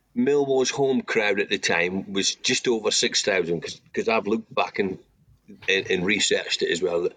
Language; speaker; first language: English; native; English